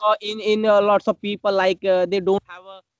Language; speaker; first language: English; non-native, learner; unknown